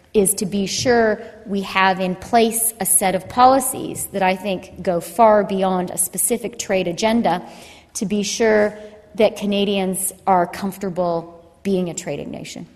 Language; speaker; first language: English; native; English